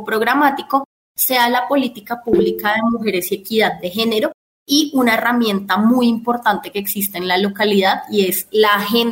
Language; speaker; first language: Spanish; native; Spanish